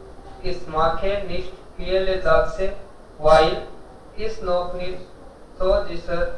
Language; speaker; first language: German; non-native, learner; Hindi